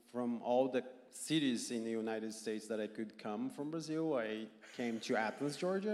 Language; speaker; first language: English; non-native, fluent; Portuguese